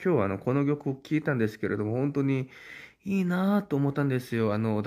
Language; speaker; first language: Japanese; non-native, fluent; Korean